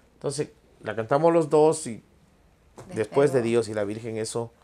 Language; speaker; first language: Spanish; native; Spanish